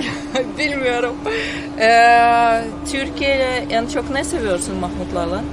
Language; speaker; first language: Turkish; non-native, fluent; Russian